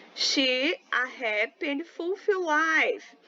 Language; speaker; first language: English; non-native, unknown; Portuguese